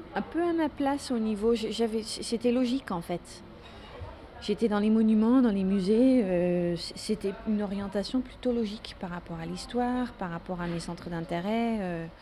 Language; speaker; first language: French; non-native, fluent; Dutch